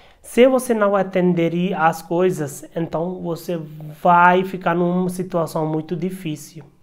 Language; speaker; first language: Portuguese; non-native, learner; Hindi